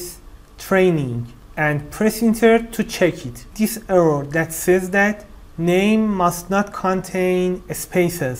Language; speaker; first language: English; non-native, fluent; Persian